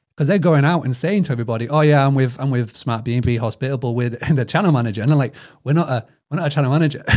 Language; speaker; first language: English; native; English